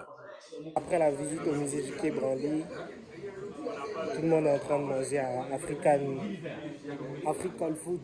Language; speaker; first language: French; native; French